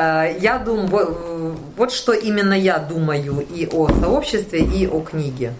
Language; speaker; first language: Russian; native; Russian